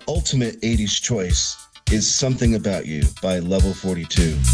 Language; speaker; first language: English; native; English